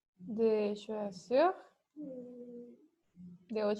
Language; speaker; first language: French; non-native, learner; Spanish